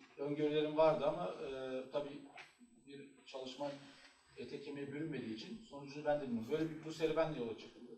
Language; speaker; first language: Turkish; native; Turkish